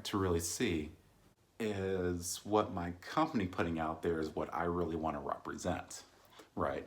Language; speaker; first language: English; native; English